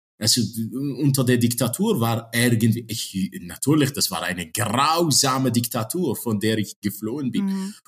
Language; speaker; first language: German; non-native, fluent; Arabic